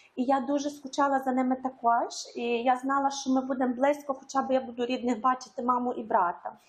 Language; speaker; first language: Ukrainian; native; Ukrainian